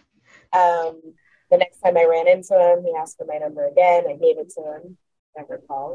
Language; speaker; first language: English; native; English